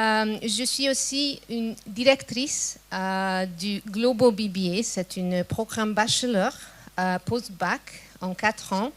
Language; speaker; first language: French; non-native, fluent; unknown